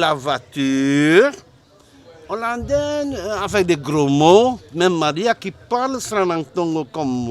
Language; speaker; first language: French; non-native, learner; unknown